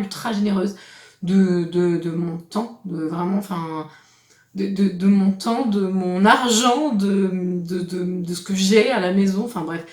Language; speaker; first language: French; native; French